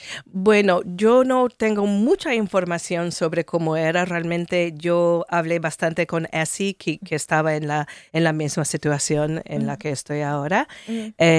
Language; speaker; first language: Spanish; non-native, fluent; English